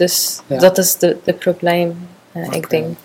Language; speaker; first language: Dutch; non-native, learner; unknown